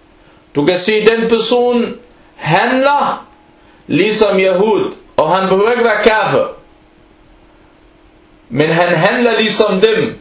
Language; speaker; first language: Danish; non-native, fluent; Arabic